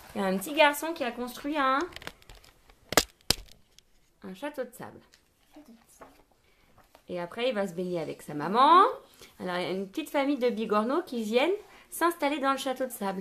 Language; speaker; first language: French; native; French